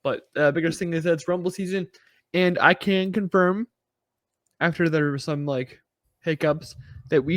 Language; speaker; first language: English; native; English